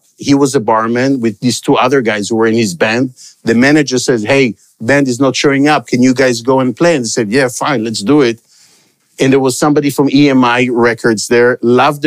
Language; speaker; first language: English; non-native, local second language; Hebrew